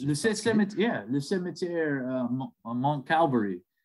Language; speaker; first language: French; non-native, learner; English